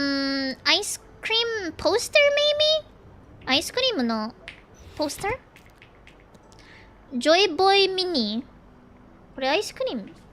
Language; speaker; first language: Japanese; non-native, learner; Filipino